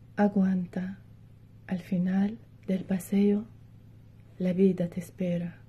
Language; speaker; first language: Spanish; non-native, fluent; Arabic